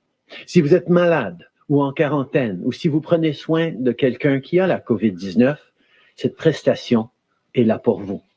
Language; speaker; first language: French; native; French